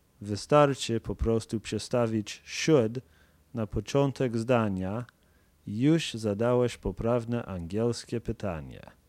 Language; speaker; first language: Polish; non-native, fluent; English